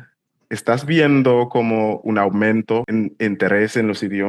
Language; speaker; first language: Spanish; non-native, fluent; English